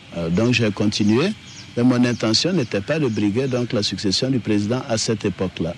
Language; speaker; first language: French; non-native, local second language; Dyula